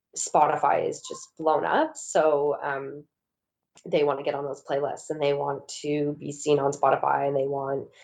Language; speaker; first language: English; native; English